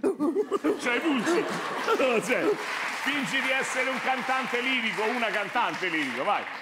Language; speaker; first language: Italian; native; Italian